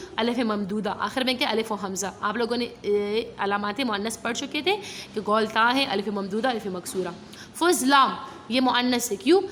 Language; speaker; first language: Urdu; non-native, local second language; Pashto